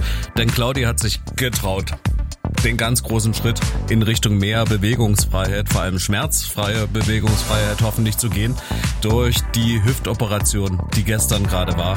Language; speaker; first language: German; native; German